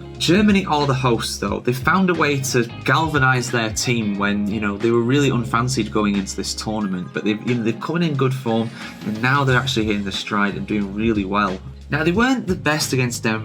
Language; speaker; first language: English; native; English